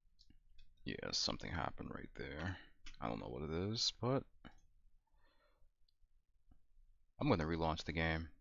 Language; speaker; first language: English; native; English